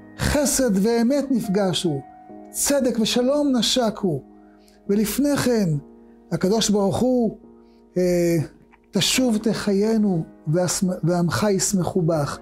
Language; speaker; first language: Hebrew; native; Hebrew